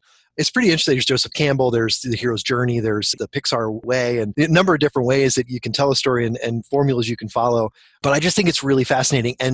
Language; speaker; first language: English; native; English